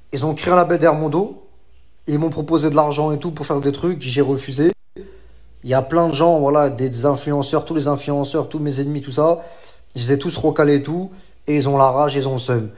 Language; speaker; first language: French; native; French